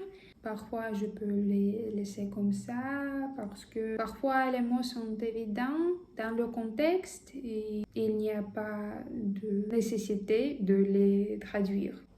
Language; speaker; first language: French; non-native, fluent; Russian